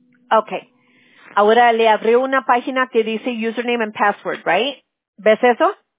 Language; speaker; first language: Spanish; early bilingual, heritage; Spanish